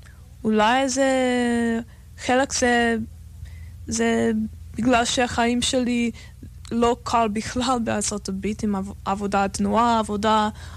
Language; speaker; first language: Hebrew; non-native, fluent; English